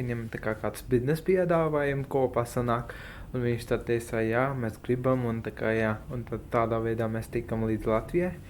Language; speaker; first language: Latvian; non-native, fluent; Hindi